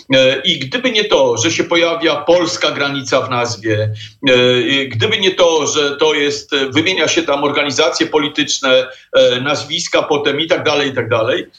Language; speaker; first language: Polish; native; Polish